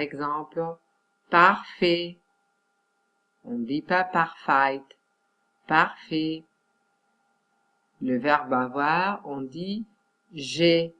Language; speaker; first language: French; non-native, fluent; Catalan